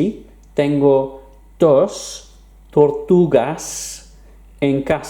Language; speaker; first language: Spanish; non-native, fluent; English